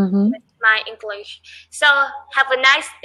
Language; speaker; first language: English; non-native, learner; Vietnamese